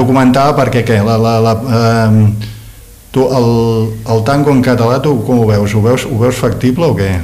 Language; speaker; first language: Catalan; native; Catalan